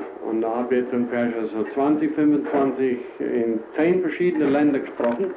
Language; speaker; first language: German; early bilingual, heritage; German